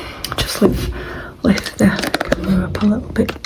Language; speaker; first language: English; native; English